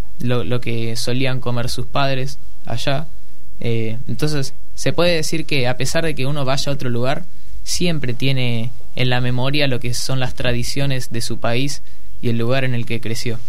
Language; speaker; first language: Spanish; native; Spanish